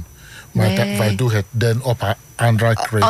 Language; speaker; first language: Dutch; non-native, fluent; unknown